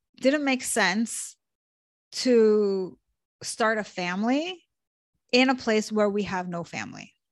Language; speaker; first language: English; early bilingual, other home language; Hebrew